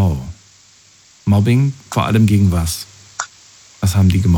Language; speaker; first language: German; native; German